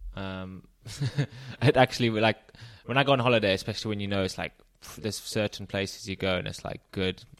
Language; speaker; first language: English; native; English